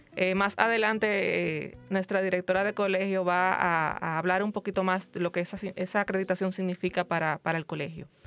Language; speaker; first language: Spanish; native; Spanish